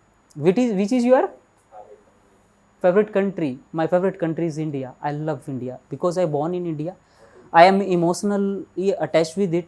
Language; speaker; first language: English; non-native, local second language; Hindi